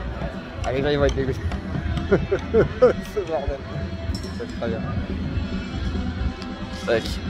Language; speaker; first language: French; native; French